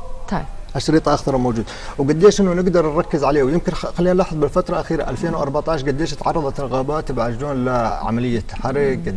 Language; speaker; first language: Arabic; native; Arabic